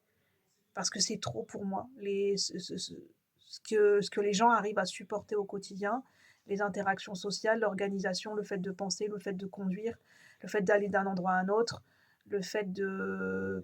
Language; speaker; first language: French; native; French